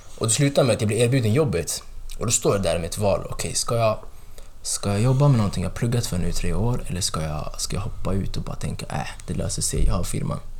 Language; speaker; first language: Swedish; early bilingual, other home language; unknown